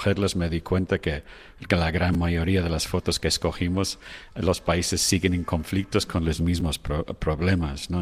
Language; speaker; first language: Spanish; non-native, fluent; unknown